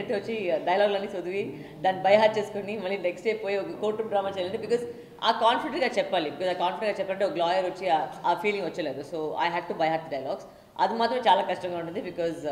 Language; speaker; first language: Telugu; non-native, learner; Tamil